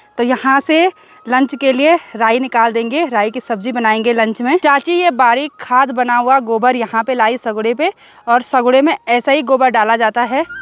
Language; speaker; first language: Hindi; non-native, local second language; Garhwali